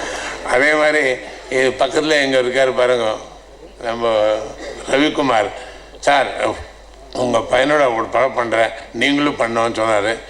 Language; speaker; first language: Tamil; non-native, learner; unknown